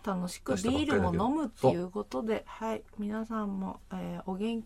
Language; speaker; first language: Japanese; native; Japanese